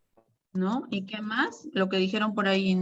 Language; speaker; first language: Spanish; native; Spanish